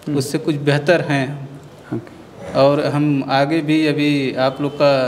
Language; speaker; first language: Hindi; native; Hindi